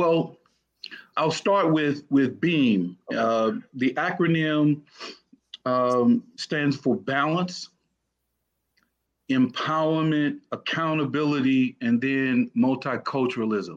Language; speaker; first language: English; native; English